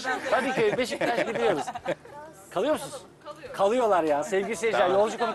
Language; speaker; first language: Turkish; native; Turkish